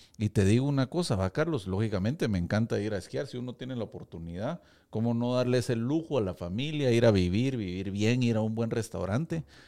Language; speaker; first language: Spanish; native; Spanish